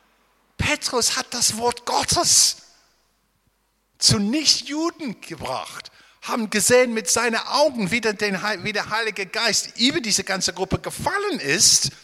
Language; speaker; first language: German; non-native, fluent; English